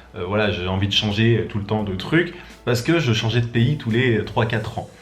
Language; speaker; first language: French; native; French